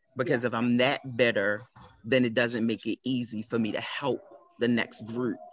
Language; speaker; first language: English; native; English